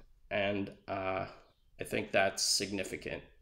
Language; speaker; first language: English; native; English